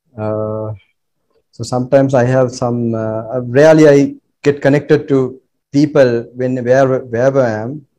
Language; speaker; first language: English; non-native, local second language; Sinhala